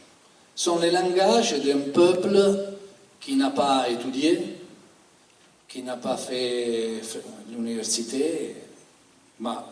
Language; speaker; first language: French; non-native, learner; Italian